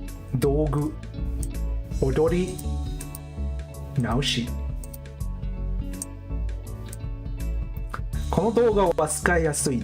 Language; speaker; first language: Japanese; non-native, learner; English